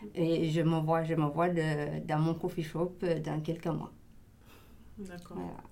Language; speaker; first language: French; non-native, learner; Amharic